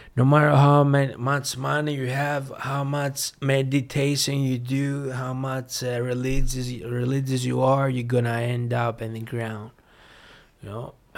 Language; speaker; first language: English; non-native, fluent; Greek